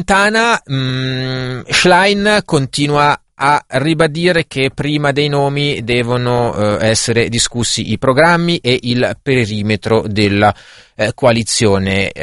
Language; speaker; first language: Italian; native; Italian